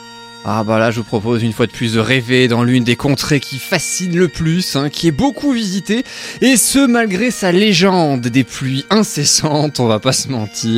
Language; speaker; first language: French; native; French